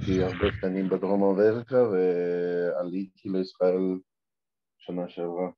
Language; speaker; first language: Hebrew; non-native, learner; German